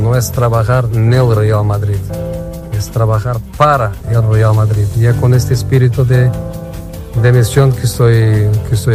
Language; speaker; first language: Spanish; non-native, fluent; Portuguese